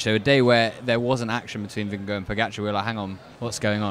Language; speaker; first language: English; native; English